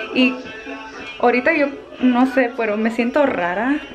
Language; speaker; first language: Spanish; early bilingual, heritage; Spanish